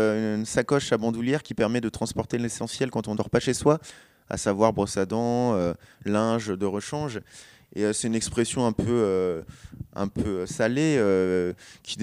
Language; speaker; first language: French; native; French